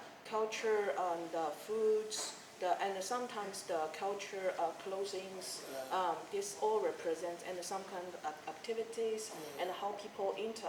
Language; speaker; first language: English; non-native, fluent; Chinese